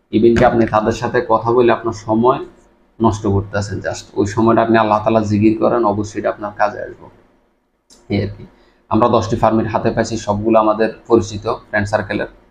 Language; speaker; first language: Bangla; native; Bangla